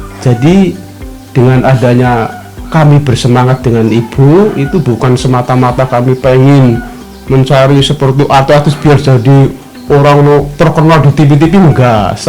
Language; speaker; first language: Indonesian; non-native, local second language; Javanese